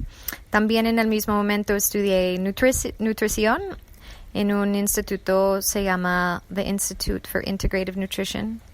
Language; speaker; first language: Spanish; non-native, fluent; English